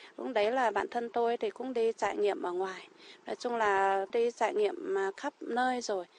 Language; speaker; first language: Vietnamese; non-native, local second language; Iu Mien